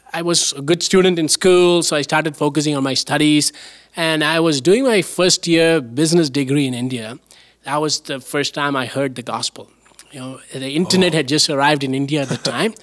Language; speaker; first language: English; non-native, local second language; Tamil